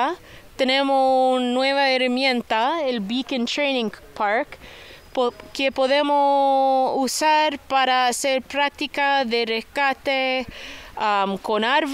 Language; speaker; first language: Spanish; non-native, fluent; English